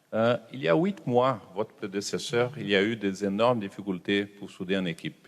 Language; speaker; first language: French; non-native, fluent; Portuguese